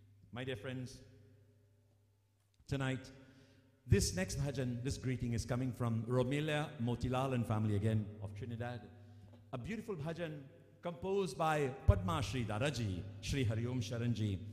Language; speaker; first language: English; native; English